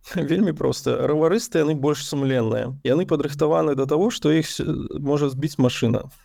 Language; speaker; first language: Belarusian; non-native, local second language; Russian